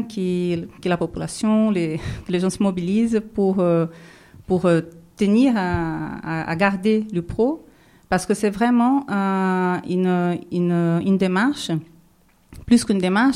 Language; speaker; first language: French; non-native, fluent; Portuguese